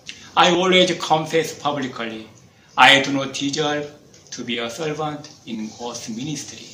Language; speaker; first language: English; non-native, fluent; Korean